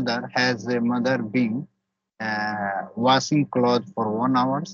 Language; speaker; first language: English; non-native, learner; Hindi